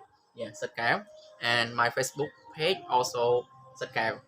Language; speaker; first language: English; non-native, learner; Khmer